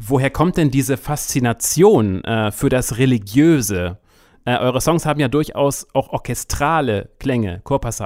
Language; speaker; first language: German; native; German